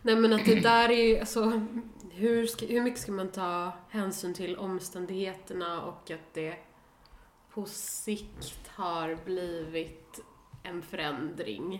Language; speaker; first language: Swedish; native; Swedish